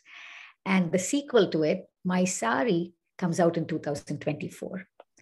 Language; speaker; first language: English; non-native, local second language; Tamil